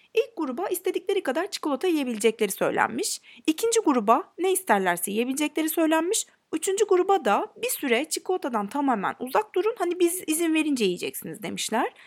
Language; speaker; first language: Turkish; native; Turkish